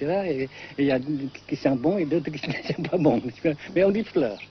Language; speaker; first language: French; non-native, local second language; Vietnamese